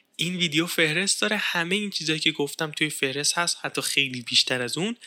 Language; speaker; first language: Persian; native; Persian